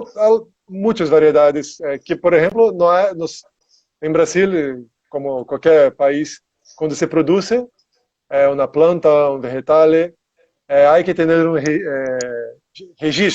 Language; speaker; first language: Spanish; non-native, learner; Portuguese